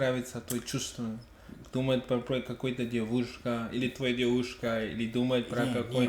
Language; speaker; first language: Russian; non-native, learner; English